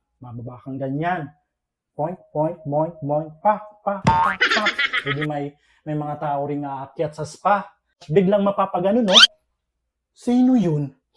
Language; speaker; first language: Filipino; non-native, local second language; Iloko